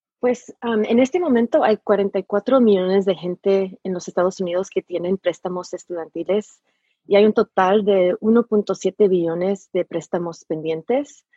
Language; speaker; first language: Spanish; early bilingual, heritage; Spanish